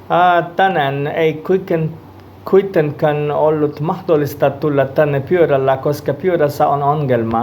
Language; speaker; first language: Finnish; non-native, learner; Portuguese